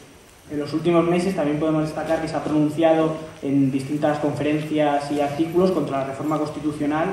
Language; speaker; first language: Spanish; native; Spanish